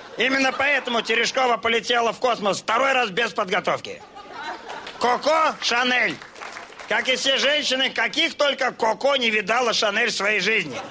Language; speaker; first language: Russian; native; Russian